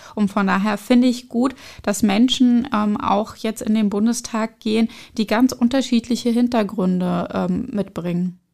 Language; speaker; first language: German; early bilingual, other home language; Arabic